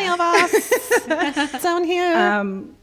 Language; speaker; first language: English; native; English